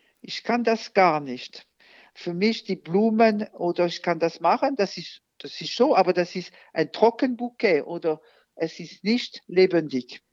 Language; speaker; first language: German; non-native, fluent; French